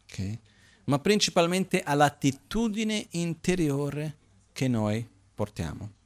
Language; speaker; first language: Italian; non-native, fluent; Portuguese